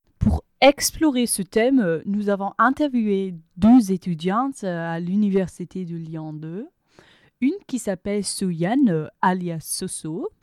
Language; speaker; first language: French; non-native, fluent; German